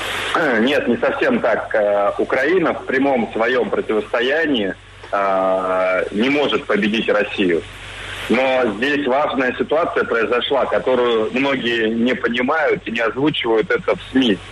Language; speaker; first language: Russian; native; Russian